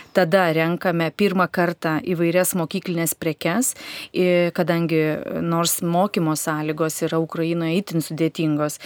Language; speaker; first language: Lithuanian; native; Lithuanian